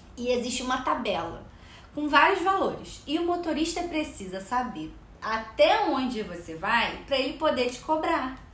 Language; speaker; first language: Portuguese; native; Portuguese